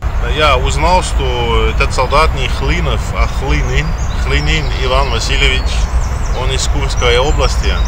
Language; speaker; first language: Russian; non-native, learner; Dutch